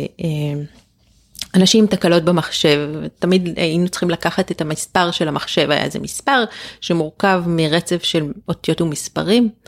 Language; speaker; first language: Hebrew; native; Hebrew